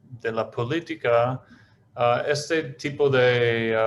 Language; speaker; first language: Spanish; non-native, fluent; English